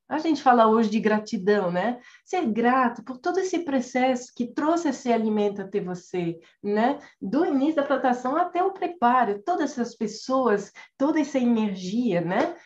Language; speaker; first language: Portuguese; non-native, fluent; French